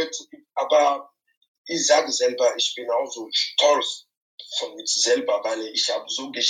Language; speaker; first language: German; non-native, fluent; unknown